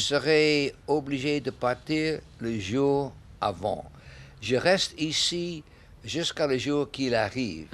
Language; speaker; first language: French; non-native, learner; English